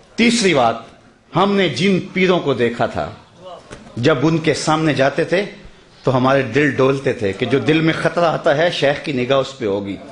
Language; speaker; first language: Urdu; non-native, local second language; Punjabi